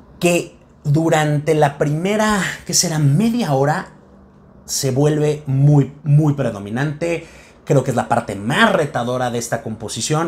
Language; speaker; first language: Spanish; native; Spanish